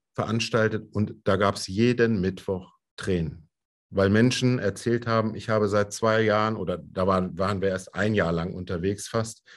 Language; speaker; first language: German; native; German